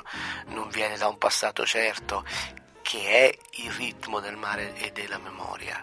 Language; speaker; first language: Italian; native; Italian